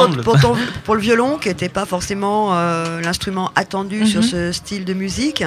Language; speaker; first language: French; native; French